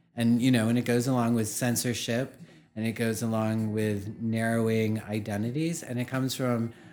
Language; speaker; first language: English; native; English